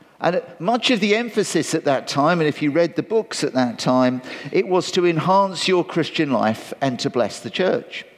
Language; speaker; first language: English; native; English